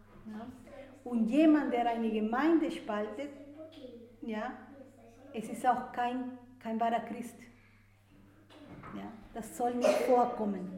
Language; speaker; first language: German; non-native, fluent; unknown